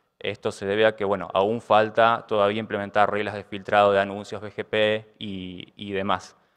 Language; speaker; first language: Spanish; native; Spanish